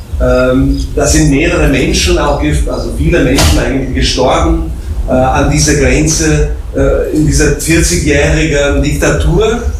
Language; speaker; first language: German; non-native, fluent; Slovak